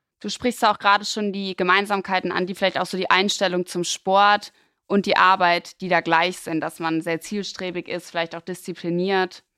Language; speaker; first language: German; native; German